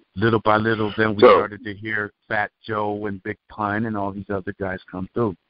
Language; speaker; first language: English; native; English